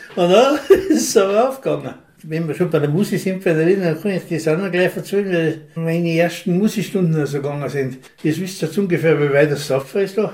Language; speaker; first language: German; native; German